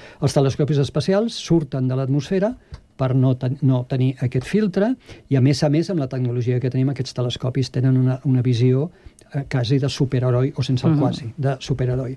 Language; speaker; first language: Catalan; native; Catalan